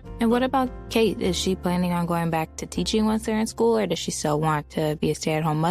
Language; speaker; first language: English; native; English